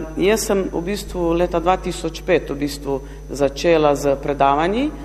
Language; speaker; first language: Slovenian; non-native, local second language; Romany